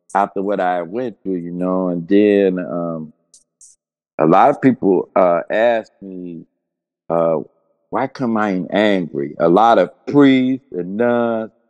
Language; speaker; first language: English; native; English